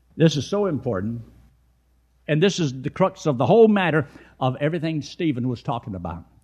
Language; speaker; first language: English; native; English